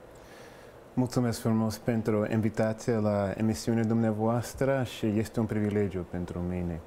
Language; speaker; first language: Romanian; non-native, fluent; English